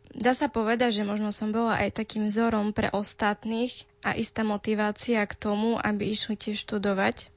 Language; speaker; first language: Slovak; non-native, local second language; Romany